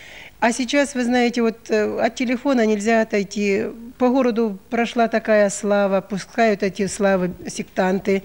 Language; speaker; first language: Russian; native; Russian